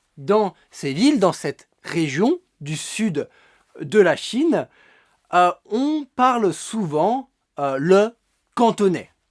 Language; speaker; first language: French; native; French